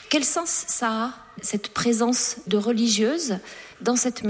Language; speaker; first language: French; native; French